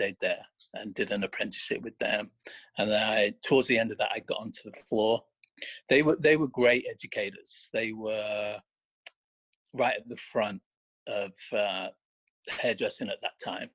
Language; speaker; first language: English; native; English